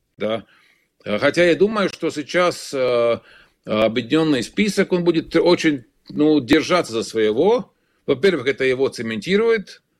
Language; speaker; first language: Russian; non-native, local second language; Latvian